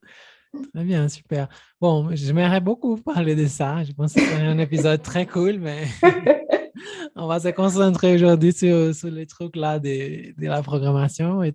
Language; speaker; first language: French; non-native, fluent; Portuguese